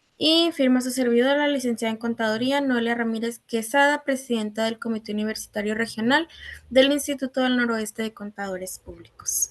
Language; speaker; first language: Spanish; native; Spanish